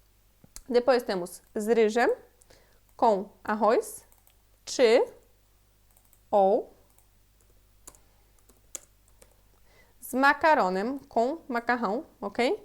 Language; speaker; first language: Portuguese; non-native, fluent; Polish